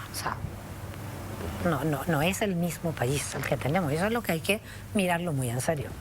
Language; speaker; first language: Spanish; native; Spanish